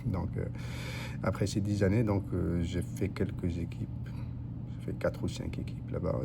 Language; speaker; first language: French; non-native, local second language; Arabic